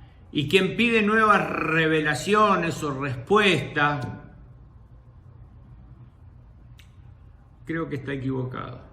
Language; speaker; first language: Spanish; native; Spanish